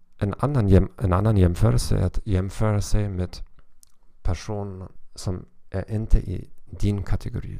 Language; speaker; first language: Swedish; non-native, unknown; German